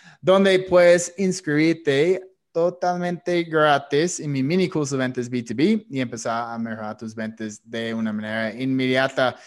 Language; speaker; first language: Spanish; non-native, fluent; English